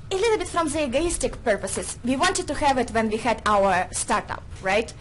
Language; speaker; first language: English; non-native, fluent; Russian